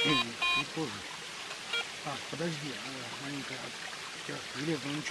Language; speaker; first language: Russian; native; Russian